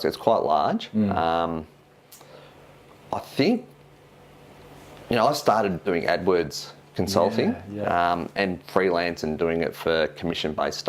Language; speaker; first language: English; native; English